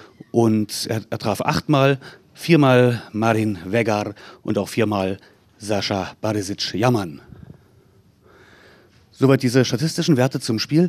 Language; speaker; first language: German; native; German